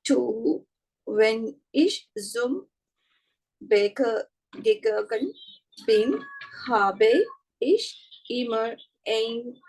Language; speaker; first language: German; non-native, learner; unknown